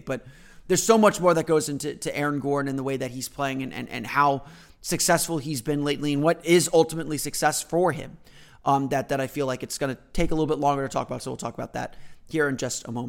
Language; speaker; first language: English; native; English